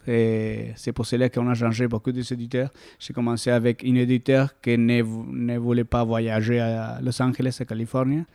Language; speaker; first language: French; non-native, learner; Spanish